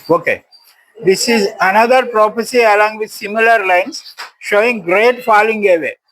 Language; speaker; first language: English; non-native, local second language; Telugu